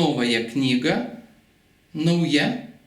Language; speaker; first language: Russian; non-native, local second language; Lithuanian